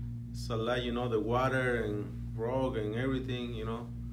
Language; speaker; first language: English; non-native, learner; Spanish